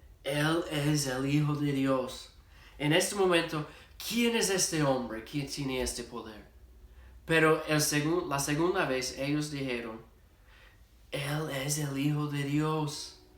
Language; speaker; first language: Spanish; non-native, fluent; English